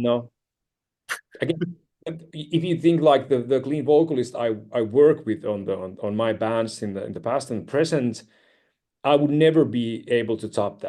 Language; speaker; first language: English; non-native, fluent; Finnish